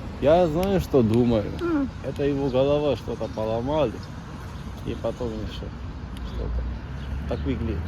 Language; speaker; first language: Russian; non-native, learner; Georgian